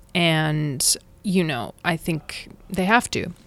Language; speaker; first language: English; native; English